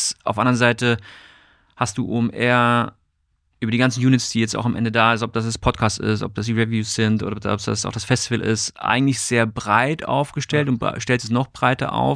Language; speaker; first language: German; native; German